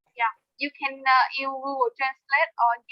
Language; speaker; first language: English; non-native, learner; Vietnamese